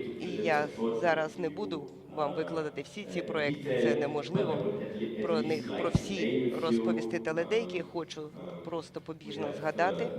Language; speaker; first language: Ukrainian; native; Ukrainian